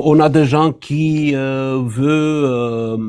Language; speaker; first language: French; non-native, fluent; Romanian